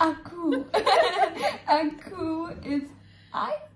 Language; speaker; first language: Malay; early bilingual, heritage; English